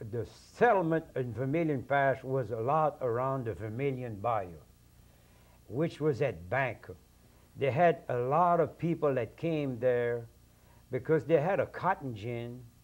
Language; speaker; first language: English; non-native, local second language; French